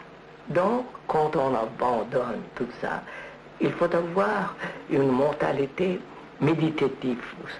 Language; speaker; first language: French; non-native, learner; Telugu